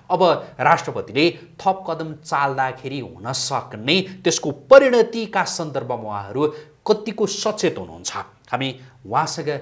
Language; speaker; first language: Nepali; native; Nepali